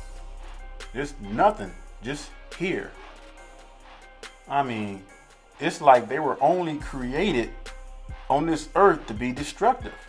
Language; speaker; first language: English; native; English